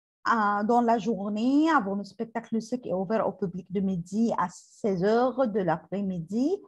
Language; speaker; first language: French; non-native, learner; Arabic